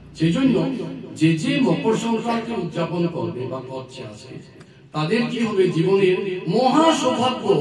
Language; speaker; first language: Bangla; non-native, learner; Assamese